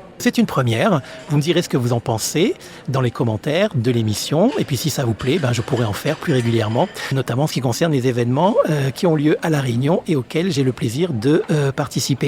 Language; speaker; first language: French; native; French